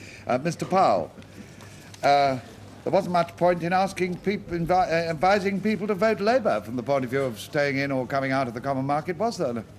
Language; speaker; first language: English; native; English